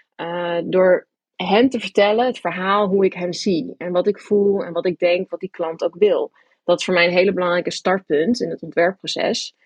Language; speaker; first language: Dutch; early bilingual, other home language; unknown